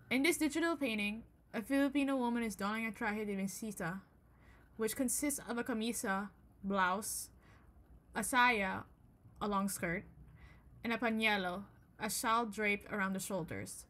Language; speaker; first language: English; native; English